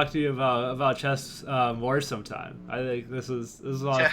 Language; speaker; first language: English; native; English